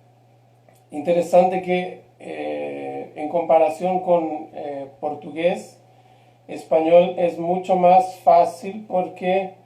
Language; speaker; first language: Spanish; non-native, fluent; Portuguese